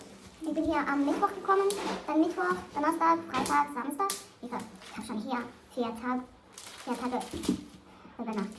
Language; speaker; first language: German; non-native, learner; Mongolian